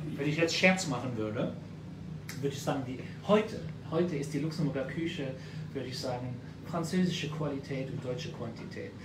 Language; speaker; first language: German; non-native, local second language; Luxembourgish